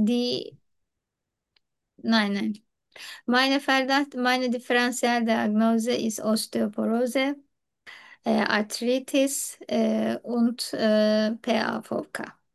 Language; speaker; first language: German; non-native, learner; Turkish